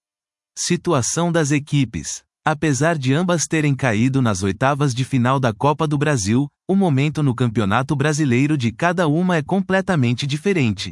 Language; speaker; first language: Portuguese; native; Portuguese